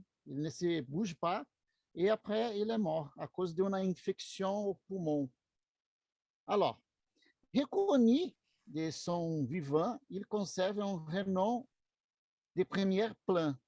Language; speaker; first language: French; non-native, learner; Portuguese